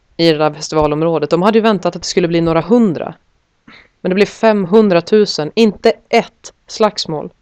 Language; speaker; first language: Swedish; native; Swedish